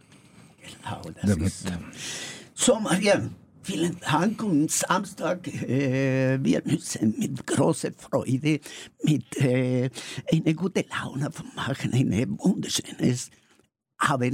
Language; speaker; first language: German; non-native, learner; Spanish